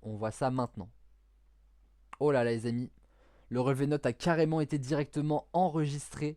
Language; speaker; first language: French; native; French